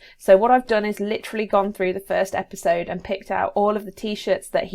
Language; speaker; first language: English; native; English